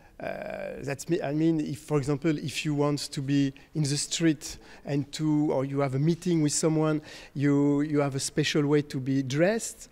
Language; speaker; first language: English; non-native, fluent; French